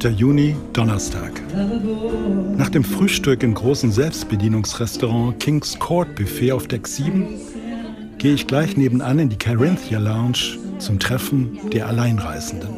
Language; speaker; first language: German; native; German